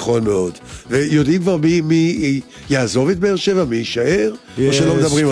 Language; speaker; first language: Hebrew; native; Hebrew